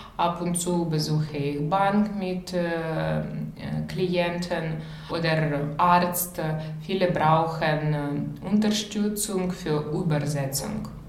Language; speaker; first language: German; non-native, learner; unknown